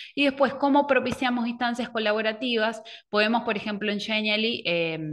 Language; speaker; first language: Spanish; native; Spanish